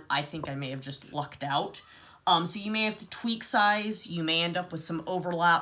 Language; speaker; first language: English; native; English